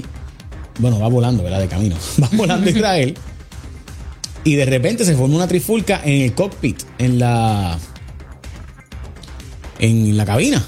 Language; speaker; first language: Spanish; native; Spanish